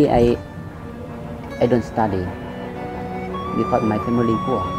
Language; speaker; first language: English; non-native, learner; Lao